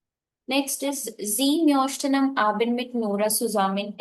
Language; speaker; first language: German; non-native, fluent; Hindi